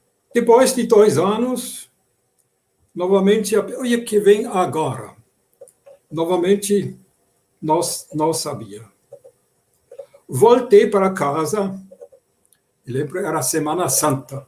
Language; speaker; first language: Portuguese; non-native, fluent; German